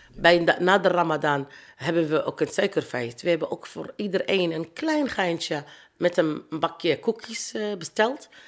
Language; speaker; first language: Dutch; non-native, fluent; Arabic